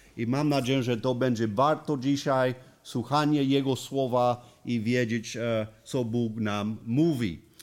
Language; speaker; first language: Polish; non-native, learner; English